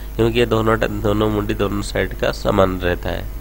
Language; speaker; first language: Hindi; non-native, local second language; Odia